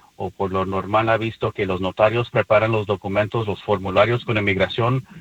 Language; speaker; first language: Spanish; early bilingual, heritage; Spanish